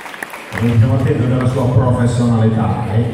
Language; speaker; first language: Italian; native; Italian